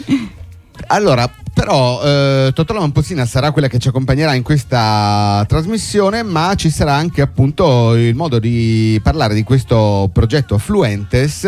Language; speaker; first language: Italian; native; Italian